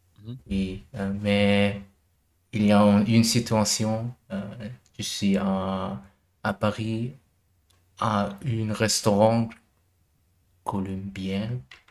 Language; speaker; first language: French; non-native, learner; German